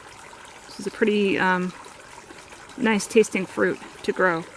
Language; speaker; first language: English; native; English